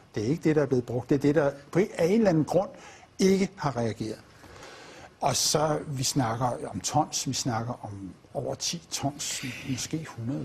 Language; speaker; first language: Danish; native; Danish